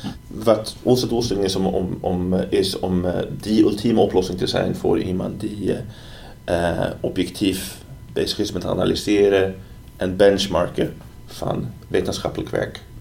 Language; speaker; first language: Dutch; non-native, fluent; Swedish